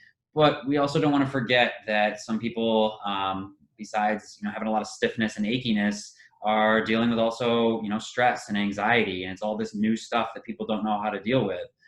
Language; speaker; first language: English; native; English